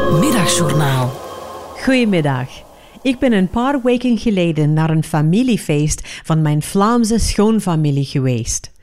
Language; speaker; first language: Dutch; non-native, fluent; English